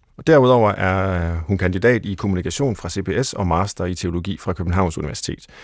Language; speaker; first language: Danish; native; Danish